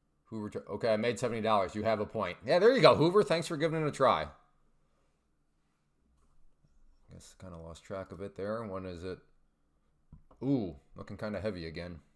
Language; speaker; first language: English; native; English